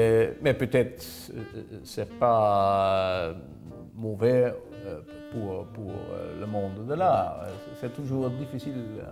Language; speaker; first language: French; non-native, learner; Dutch